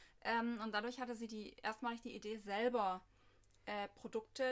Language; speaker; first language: German; native; German